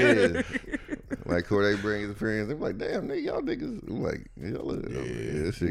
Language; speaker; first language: English; native; English